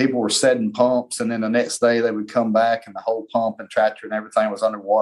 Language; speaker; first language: English; native; English